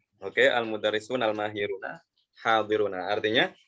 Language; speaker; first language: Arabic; non-native, fluent; Indonesian